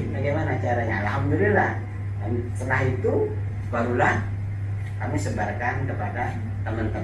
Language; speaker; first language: Indonesian; native; Indonesian